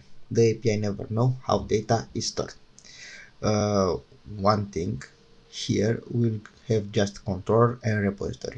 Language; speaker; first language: English; non-native, fluent; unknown